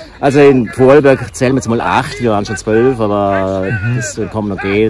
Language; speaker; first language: German; native; German